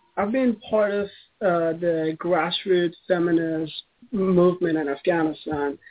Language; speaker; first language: English; non-native, fluent; Persian